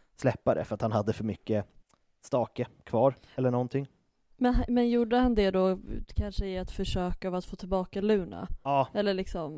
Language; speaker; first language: Swedish; native; Swedish